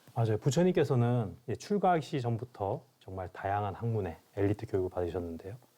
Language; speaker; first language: Korean; native; Korean